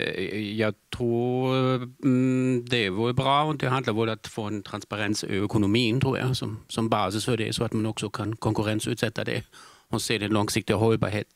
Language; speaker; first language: Swedish; non-native, fluent; German